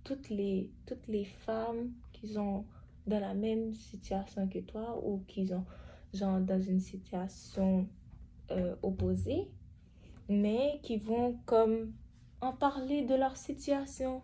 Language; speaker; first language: French; native; French